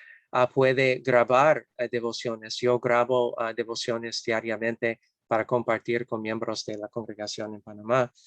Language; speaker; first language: Spanish; non-native, fluent; English